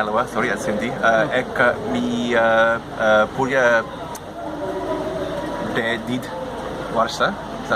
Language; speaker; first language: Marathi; non-native, learner; English